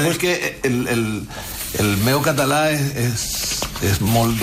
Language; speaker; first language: Catalan; non-native, learner; Spanish